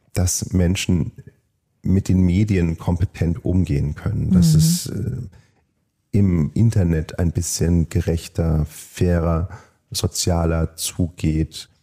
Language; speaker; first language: German; native; German